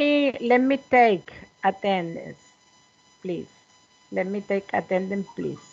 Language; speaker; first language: English; non-native, learner; Spanish